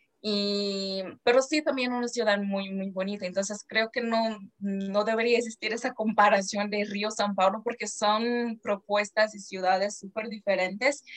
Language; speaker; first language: Spanish; non-native, fluent; Portuguese